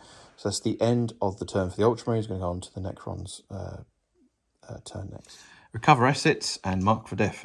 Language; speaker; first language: English; native; English